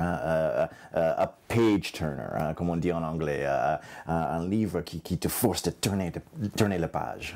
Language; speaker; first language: French; non-native, fluent; English